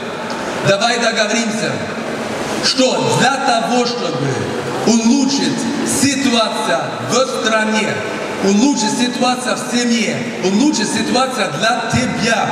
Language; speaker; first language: Russian; non-native, fluent; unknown